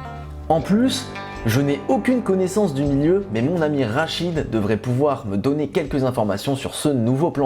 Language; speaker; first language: French; native; French